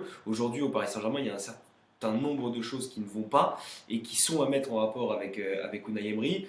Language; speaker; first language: French; native; French